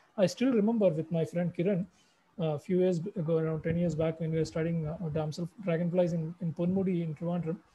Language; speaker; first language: English; non-native, local second language; Malayalam